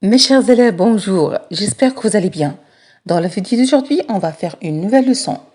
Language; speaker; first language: French; non-native, local second language; Arabic